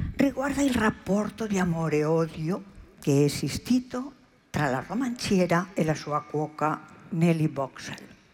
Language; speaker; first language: Italian; non-native, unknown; Spanish